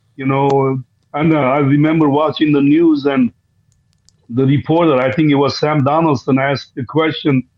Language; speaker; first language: English; non-native, fluent; Armenian